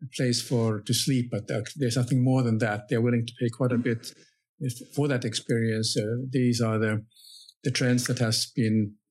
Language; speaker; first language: English; non-native, fluent; Finnish